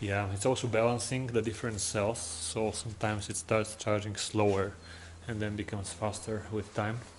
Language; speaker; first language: English; non-native, fluent; Bulgarian